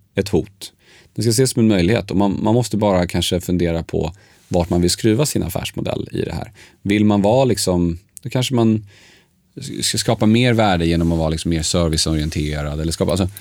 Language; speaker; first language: Swedish; early bilingual, other home language; Polish